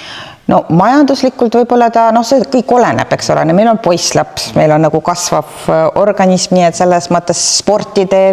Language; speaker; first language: Estonian; native; Estonian